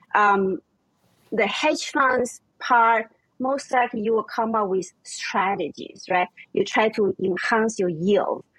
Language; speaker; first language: English; non-native, fluent; German